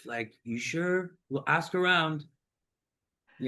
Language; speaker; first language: English; native; English